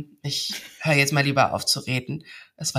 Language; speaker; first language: German; native; German